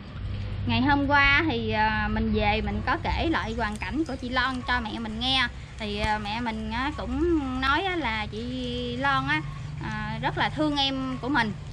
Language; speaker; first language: Vietnamese; native; Vietnamese